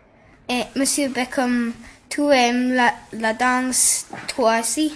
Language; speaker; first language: French; non-native, learner; English